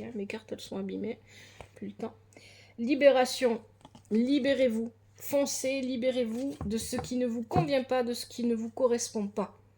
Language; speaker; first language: French; native; French